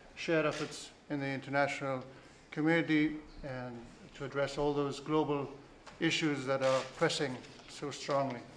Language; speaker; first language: English; non-native, fluent; Spanish